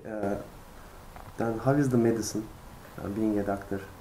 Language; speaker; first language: English; non-native, learner; Turkish